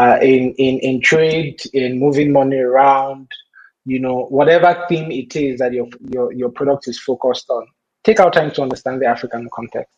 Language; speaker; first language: English; non-native, local second language; Igbo